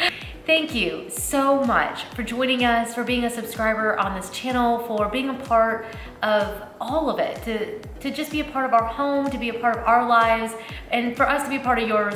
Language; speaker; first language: English; native; English